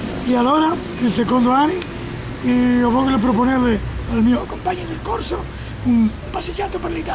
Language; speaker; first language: Italian; non-native, learner; Spanish